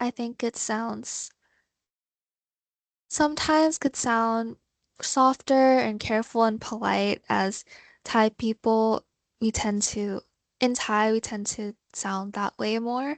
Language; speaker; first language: English; non-native, fluent; Thai